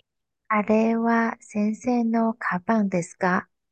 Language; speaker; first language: Japanese; non-native, learner; Chinese